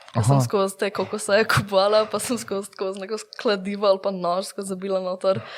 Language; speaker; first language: Slovenian; early bilingual, heritage; Slovenian